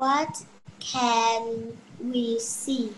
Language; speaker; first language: English; non-native, learner; Vietnamese